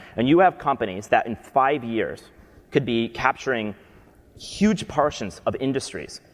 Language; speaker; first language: English; native; English